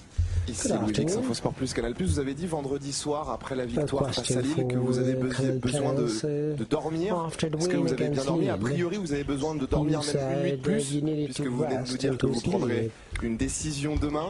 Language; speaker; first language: French; native; French